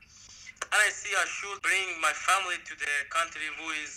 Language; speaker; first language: English; non-native, learner; Persian